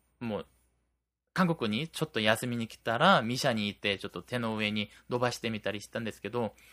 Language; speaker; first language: Japanese; non-native, fluent; Korean